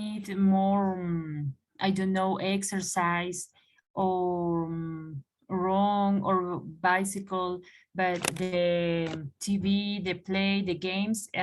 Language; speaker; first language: English; non-native, learner; Spanish